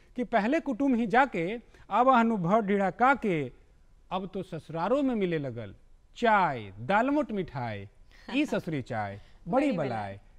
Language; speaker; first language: Hindi; non-native, local second language; Magahi